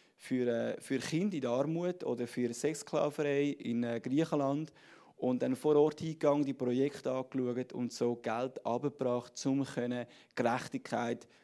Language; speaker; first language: German; native; German